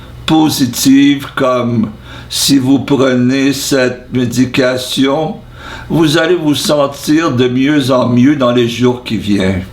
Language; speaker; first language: French; non-native, fluent; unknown